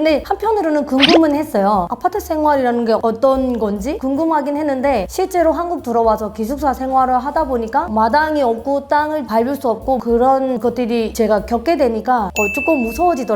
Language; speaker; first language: Korean; non-native, fluent; Burmese